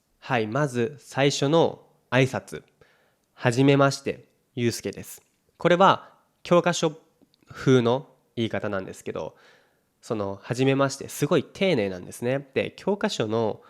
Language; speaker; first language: Japanese; native; Japanese